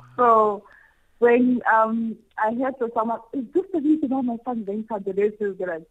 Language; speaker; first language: English; non-native, local second language; North Ndebele